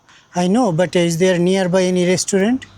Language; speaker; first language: English; non-native, fluent; Bangla